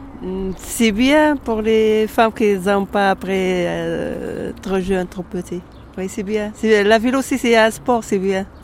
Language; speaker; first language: French; non-native, fluent; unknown